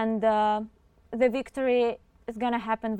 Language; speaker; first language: English; non-native, fluent; Ukrainian